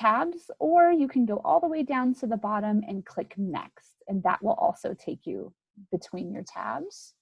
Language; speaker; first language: English; native; English